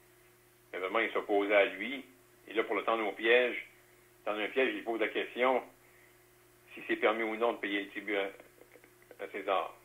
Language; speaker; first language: French; native; French